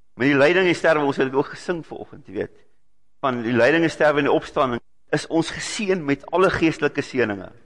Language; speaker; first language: Afrikaans; native; Afrikaans